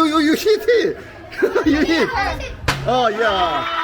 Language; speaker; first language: English; non-native, learner; Korean